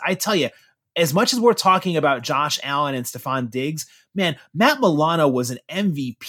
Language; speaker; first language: English; native; English